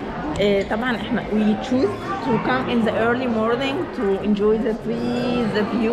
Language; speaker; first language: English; non-native, fluent; Arabic